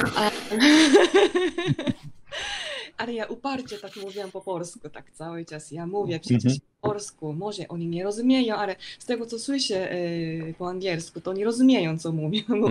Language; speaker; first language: Polish; non-native, fluent; Japanese